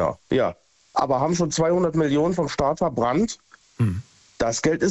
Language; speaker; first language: German; native; German